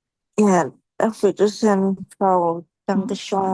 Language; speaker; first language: German; non-native, learner; Indonesian